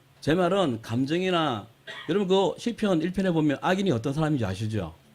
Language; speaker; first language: Korean; native; Korean